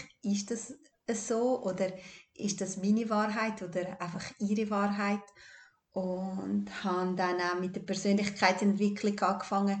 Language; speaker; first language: German; early bilingual, other home language; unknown